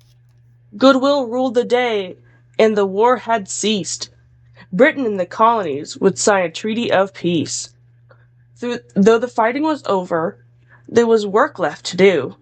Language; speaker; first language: English; native; English